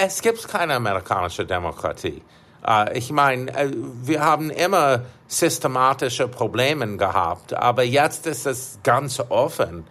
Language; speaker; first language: German; non-native, fluent; English